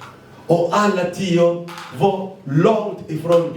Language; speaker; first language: Swedish; non-native, fluent; Lingala